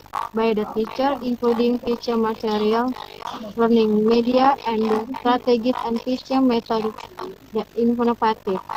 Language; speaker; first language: English; non-native, learner; Indonesian